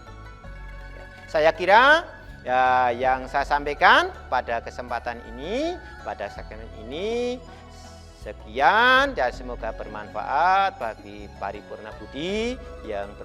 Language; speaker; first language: Indonesian; native; Indonesian